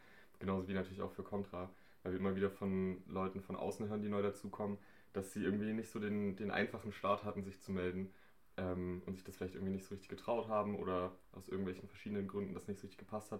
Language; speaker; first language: German; native; German